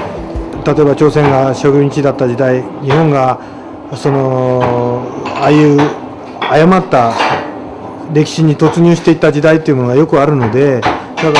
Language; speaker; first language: Japanese; native; Japanese